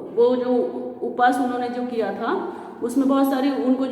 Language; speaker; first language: Hindi; non-native, local second language; Marathi